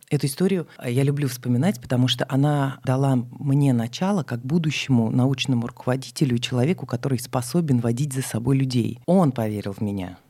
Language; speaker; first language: Russian; native; Russian